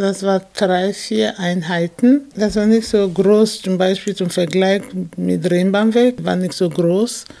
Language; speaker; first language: German; non-native, fluent; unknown